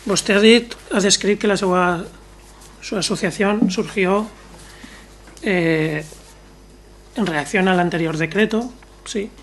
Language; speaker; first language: Spanish; native; Spanish